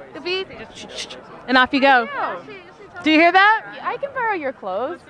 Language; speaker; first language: English; native; English